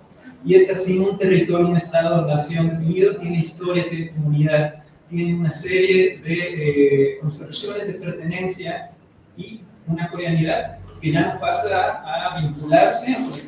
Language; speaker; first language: Spanish; native; Spanish